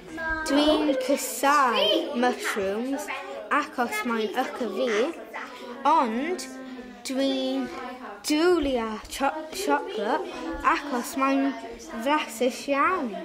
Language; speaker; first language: Welsh; non-native, learner; English